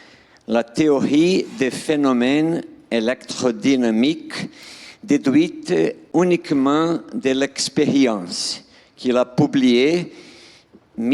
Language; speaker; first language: French; non-native, fluent; Portuguese